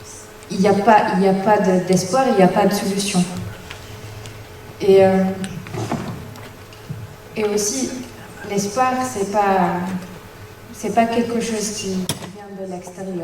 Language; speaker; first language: French; non-native, fluent; Arabic